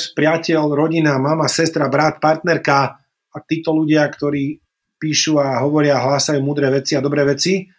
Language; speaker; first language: Slovak; non-native, local second language; Hungarian